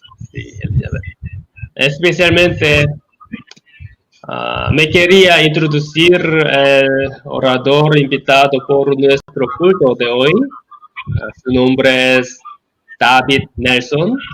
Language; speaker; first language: Spanish; non-native, learner; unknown